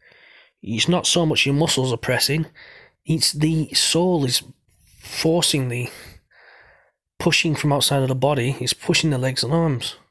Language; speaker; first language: English; native; English